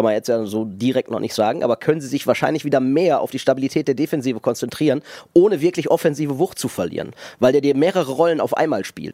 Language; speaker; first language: German; native; German